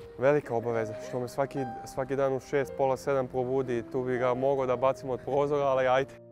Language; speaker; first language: Serbian; early bilingual, heritage; Serbian